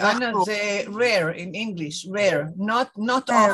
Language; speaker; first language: English; non-native, learner; Hebrew